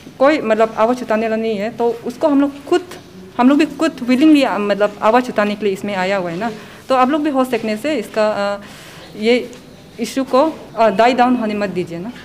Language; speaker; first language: Hindi; non-native, local second language; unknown